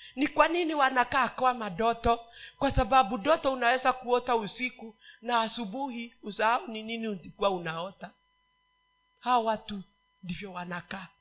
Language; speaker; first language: Swahili; non-native, local second language; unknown